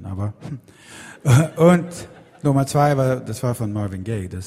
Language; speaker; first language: German; non-native, fluent; Swedish